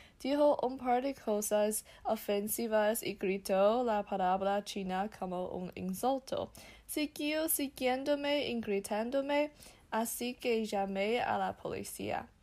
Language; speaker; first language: Spanish; non-native, learner; Chinese